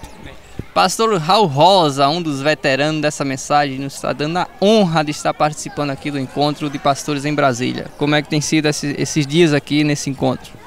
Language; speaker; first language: Portuguese; native; Portuguese